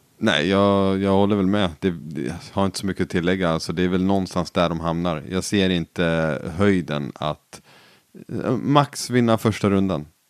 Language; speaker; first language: Swedish; native; Swedish